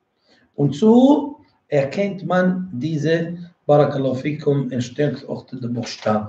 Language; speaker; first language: German; non-native, fluent; Arabic